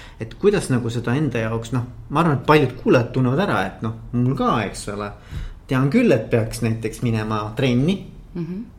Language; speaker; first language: Estonian; native; Estonian